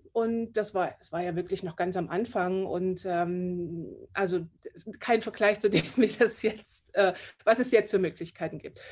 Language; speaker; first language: German; native; German